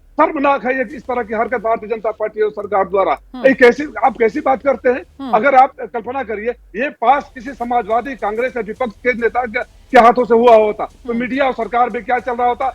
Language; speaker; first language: Hindi; native; Hindi